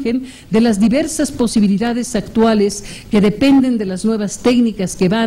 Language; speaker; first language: Spanish; native; Spanish